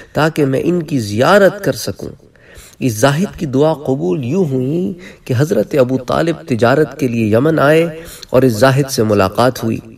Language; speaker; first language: Urdu; native; Urdu